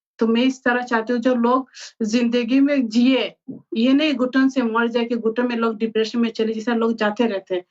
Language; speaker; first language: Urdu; non-native, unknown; Bangla